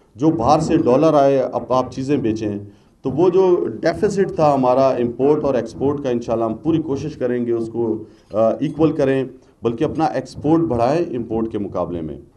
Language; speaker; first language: Urdu; non-native, local second language; Pashto